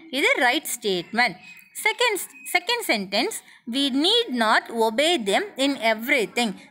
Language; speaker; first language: English; non-native, local second language; Tamil